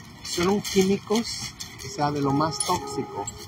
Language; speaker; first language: Spanish; native; Spanish